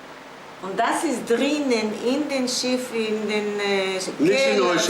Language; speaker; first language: German; non-native, fluent; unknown